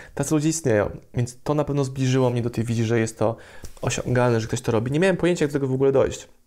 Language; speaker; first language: Polish; native; Polish